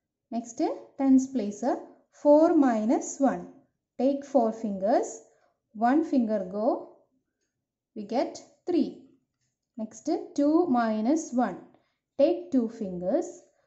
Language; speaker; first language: English; non-native, local second language; Malayalam